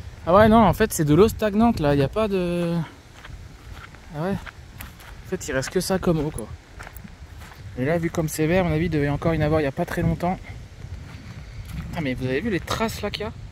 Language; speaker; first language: French; native; French